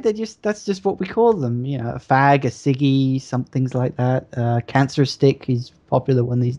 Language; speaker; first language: English; native; English